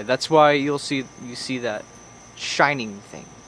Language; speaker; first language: English; native; English